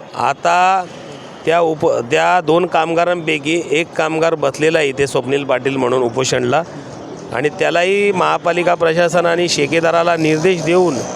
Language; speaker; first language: Marathi; native; Marathi